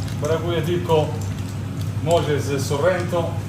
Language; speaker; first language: Polish; non-native, learner; Italian